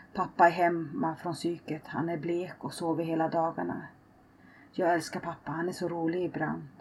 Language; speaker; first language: Swedish; early bilingual, other home language; Finnish